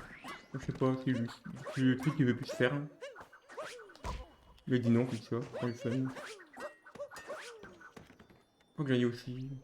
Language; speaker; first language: French; native; French